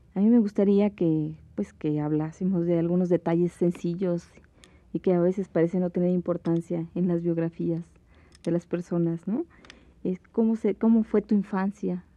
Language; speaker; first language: Spanish; native; Spanish